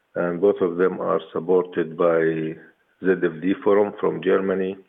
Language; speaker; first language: English; non-native, fluent; Arabic